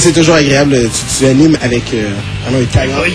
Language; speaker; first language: French; native; French